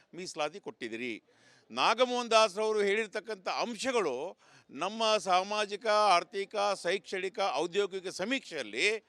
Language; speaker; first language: Kannada; non-native, local second language; Lambadi